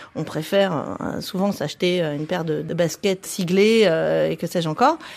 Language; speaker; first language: French; native; French